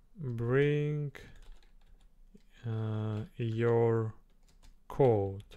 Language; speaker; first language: English; non-native, learner; Russian